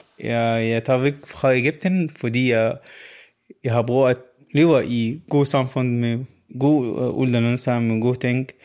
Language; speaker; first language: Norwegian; non-native, learner; Arabic